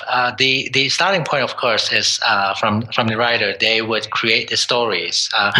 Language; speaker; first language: English; non-native, local second language; Cantonese